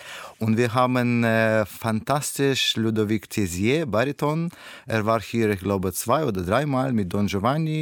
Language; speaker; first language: German; non-native, learner; Russian